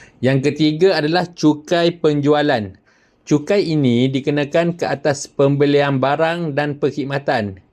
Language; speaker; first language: Malay; native; Malay